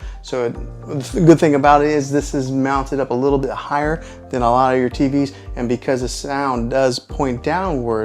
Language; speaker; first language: English; native; English